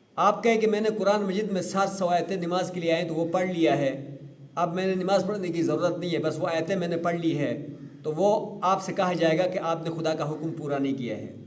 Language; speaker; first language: Urdu; non-native, local second language; Sicilian